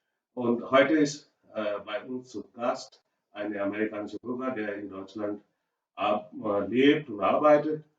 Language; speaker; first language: German; non-native, learner; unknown